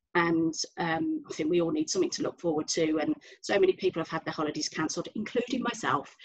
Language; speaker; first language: English; native; English